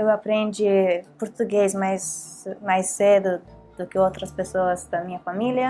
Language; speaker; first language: Portuguese; non-native, learner; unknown